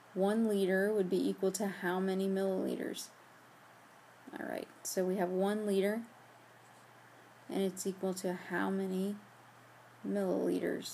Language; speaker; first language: English; native; English